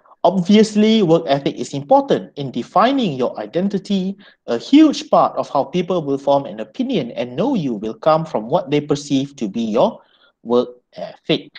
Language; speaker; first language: English; non-native, local second language; Malay